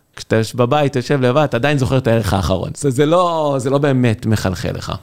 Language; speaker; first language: Hebrew; native; Hebrew